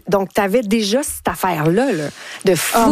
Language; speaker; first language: French; native; French